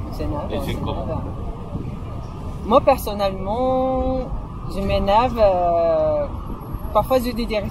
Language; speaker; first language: French; non-native, fluent; Japanese